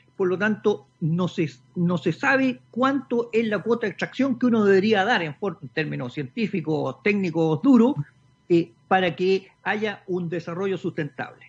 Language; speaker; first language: Spanish; native; Spanish